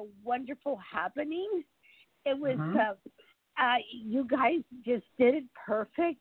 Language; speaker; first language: English; early bilingual, other home language; Spanish